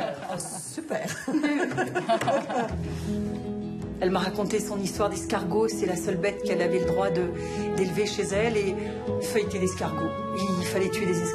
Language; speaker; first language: French; native; French